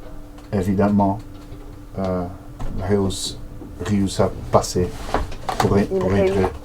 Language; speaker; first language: French; non-native, learner; Portuguese